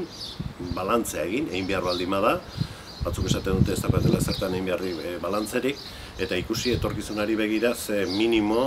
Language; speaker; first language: Basque; native; Basque